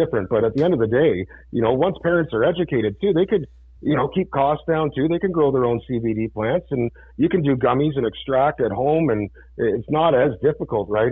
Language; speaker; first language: English; native; English